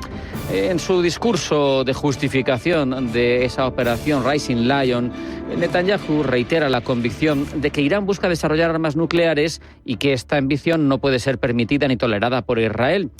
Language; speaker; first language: Spanish; native; Spanish